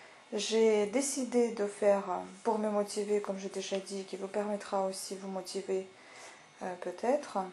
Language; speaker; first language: French; non-native, fluent; Russian